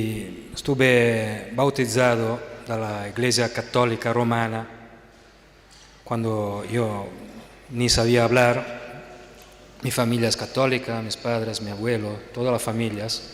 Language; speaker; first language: Spanish; non-native, fluent; Italian